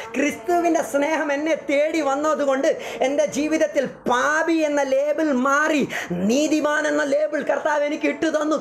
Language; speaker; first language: Malayalam; early bilingual, heritage; Malayalam